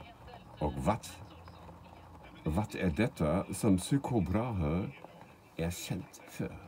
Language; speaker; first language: Swedish; non-native, fluent; German